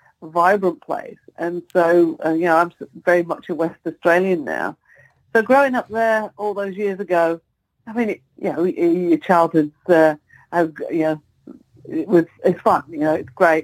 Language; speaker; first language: English; native; English